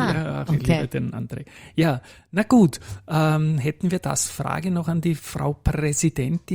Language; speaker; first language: German; native; German